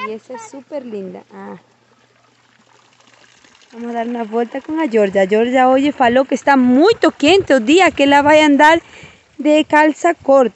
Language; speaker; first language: Spanish; non-native, learner; Portuguese